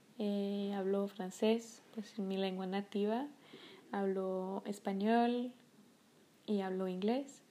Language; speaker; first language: Spanish; non-native, fluent; French